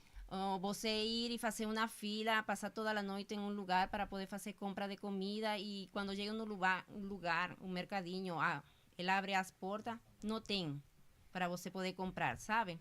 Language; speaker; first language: Portuguese; non-native, fluent; Spanish